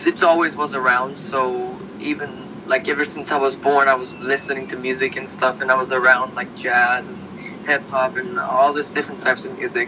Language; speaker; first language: English; early bilingual, other home language; Slovak